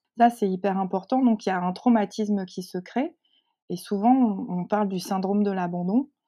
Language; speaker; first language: French; native; French